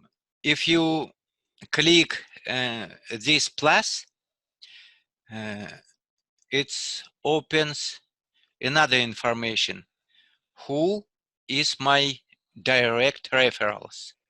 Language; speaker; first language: English; non-native, learner; Russian